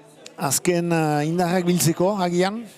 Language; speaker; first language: Basque; native; Basque